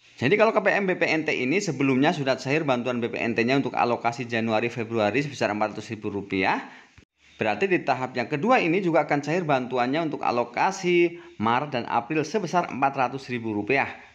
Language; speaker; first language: Indonesian; native; Indonesian